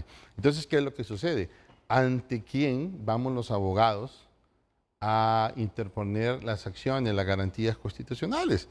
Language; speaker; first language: Spanish; native; Spanish